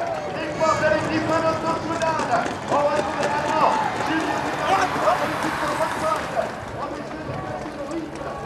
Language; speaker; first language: French; native; French